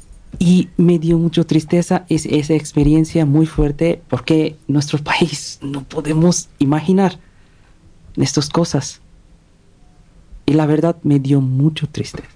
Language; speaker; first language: Spanish; non-native, learner; Bangla